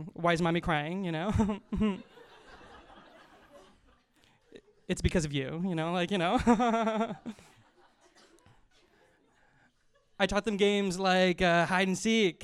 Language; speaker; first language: English; native; English